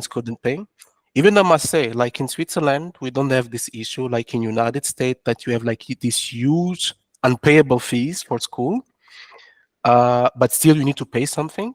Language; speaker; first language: English; non-native, fluent; French